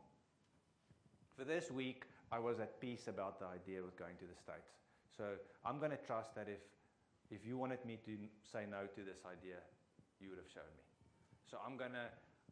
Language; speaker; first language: English; non-native, local second language; Afrikaans